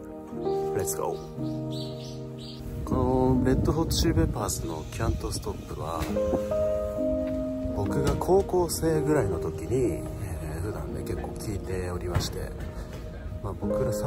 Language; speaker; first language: Japanese; native; Japanese